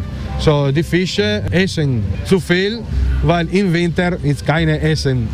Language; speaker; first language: German; non-native, learner; Italian